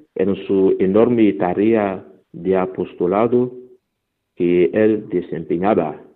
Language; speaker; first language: Spanish; non-native, fluent; Fon